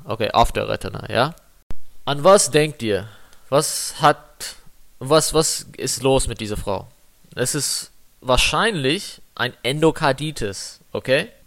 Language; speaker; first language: German; non-native, fluent; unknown